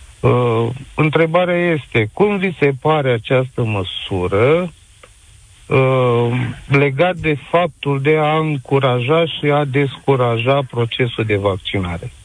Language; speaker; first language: Romanian; native; Romanian